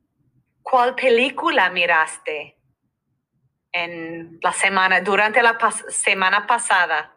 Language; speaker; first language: Spanish; non-native, fluent; English